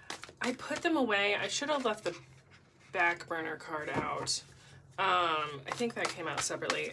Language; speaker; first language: English; native; English